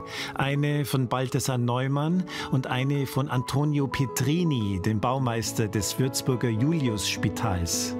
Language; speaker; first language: German; native; German